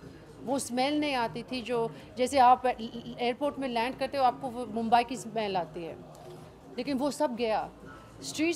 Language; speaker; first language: Hindi; early bilingual, heritage; English